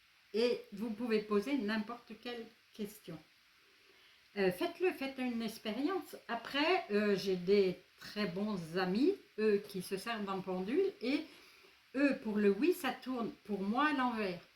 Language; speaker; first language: French; native; French